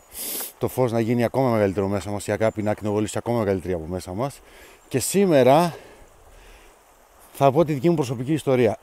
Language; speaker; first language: Greek; native; Greek